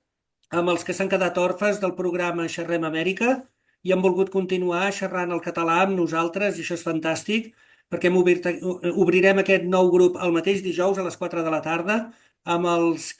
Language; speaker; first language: Catalan; native; Catalan